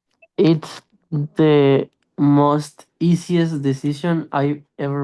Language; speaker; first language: English; non-native, learner; Spanish